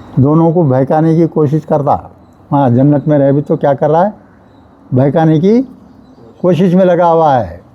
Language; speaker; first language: Urdu; native; Urdu